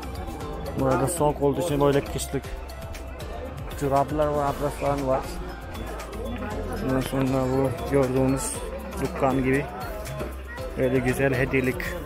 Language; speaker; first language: Turkish; non-native, fluent; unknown